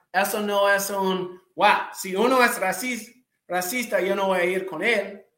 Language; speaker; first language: Spanish; non-native, fluent; English